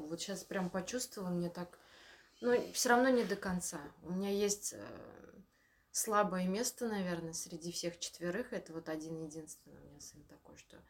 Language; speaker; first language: Russian; native; Russian